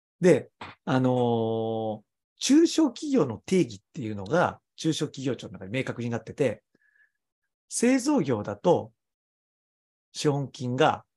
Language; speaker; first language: Japanese; native; Japanese